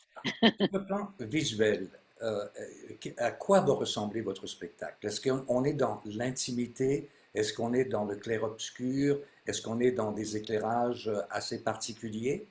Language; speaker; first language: French; native; French